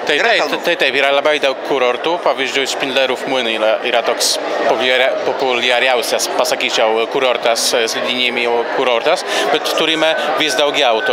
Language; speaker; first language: Lithuanian; non-native, fluent; Polish